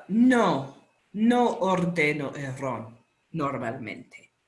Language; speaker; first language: Spanish; non-native, learner; English